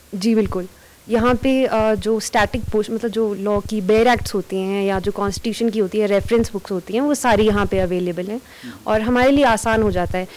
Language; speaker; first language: Hindi; native; Hindi